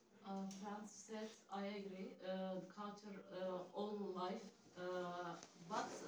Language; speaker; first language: English; non-native, learner; Turkish